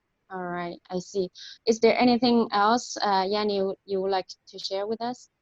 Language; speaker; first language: English; non-native, fluent; Chinese